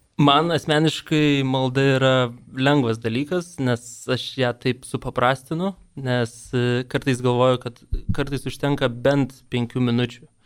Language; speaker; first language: Lithuanian; native; Lithuanian